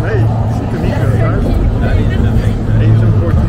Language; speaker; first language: Dutch; native; Dutch